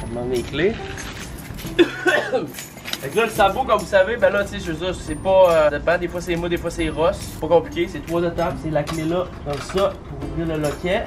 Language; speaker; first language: French; native; French